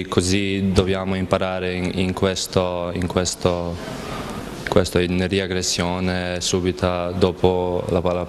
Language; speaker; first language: Italian; non-native, fluent; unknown